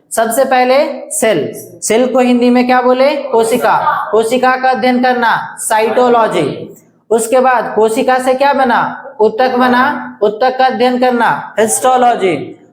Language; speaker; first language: Hindi; native; Hindi